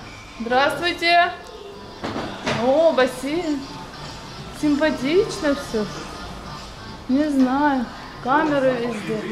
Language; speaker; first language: Russian; native; Russian